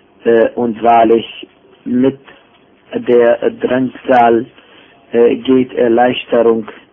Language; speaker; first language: German; non-native, fluent; Arabic